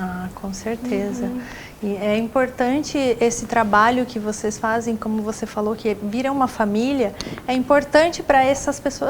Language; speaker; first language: Portuguese; native; Portuguese